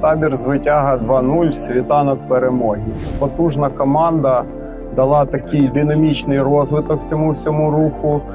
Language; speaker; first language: Ukrainian; native; Ukrainian